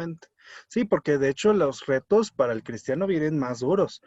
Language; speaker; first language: Spanish; native; Spanish